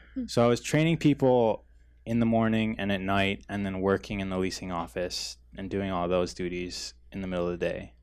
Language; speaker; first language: English; native; English